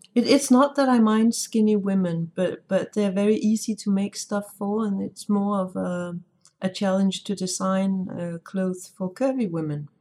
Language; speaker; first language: English; non-native, fluent; Danish